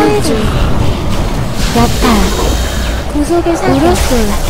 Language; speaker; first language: Korean; native; Korean